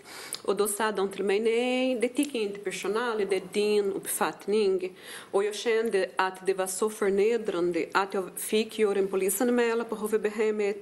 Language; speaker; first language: Swedish; non-native, fluent; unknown